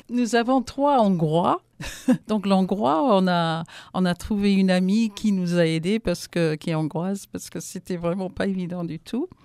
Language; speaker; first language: French; non-native, fluent; English